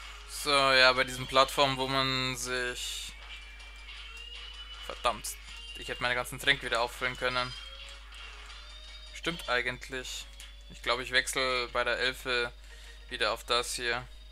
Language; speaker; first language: German; native; German